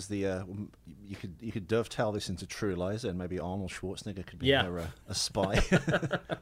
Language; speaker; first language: English; native; English